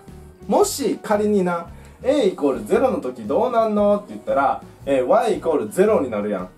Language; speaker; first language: Japanese; native; Japanese